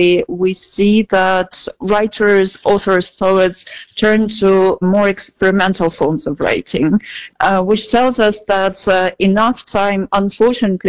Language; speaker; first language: English; non-native, fluent; Russian